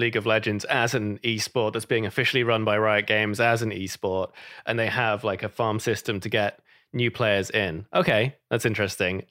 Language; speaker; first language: English; native; English